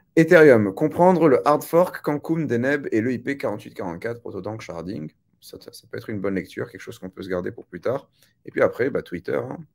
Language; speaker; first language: French; native; French